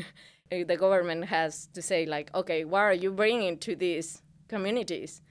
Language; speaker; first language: English; non-native, fluent; Spanish